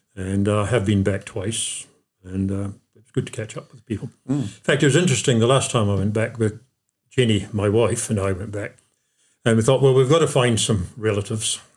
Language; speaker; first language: English; native; English